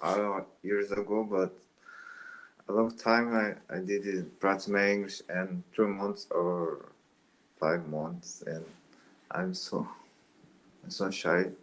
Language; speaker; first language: English; non-native, learner; Portuguese